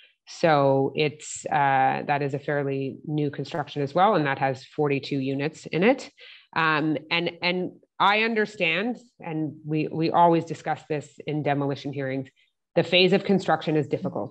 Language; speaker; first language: English; native; English